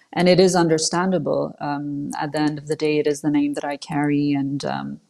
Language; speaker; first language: English; non-native, fluent; French